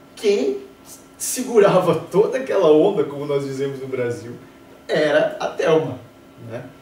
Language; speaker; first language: Portuguese; native; Portuguese